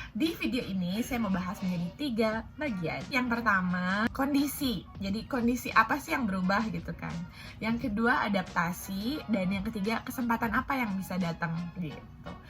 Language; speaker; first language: Indonesian; native; Indonesian